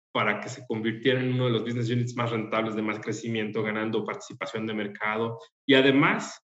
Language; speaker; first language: Spanish; native; Spanish